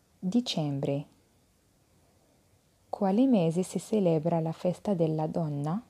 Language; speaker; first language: Italian; non-native, fluent; Arabic